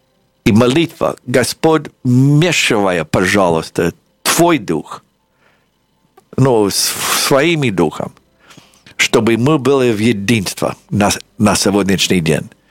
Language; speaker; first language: Russian; non-native, fluent; English